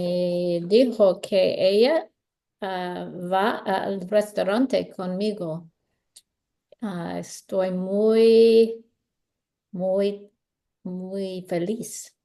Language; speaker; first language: Spanish; non-native, learner; English